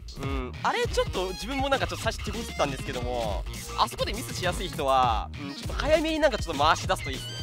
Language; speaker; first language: Japanese; native; Japanese